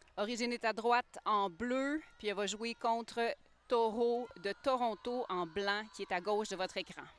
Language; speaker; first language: French; native; French